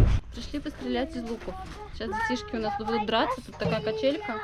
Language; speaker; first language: Russian; native; Russian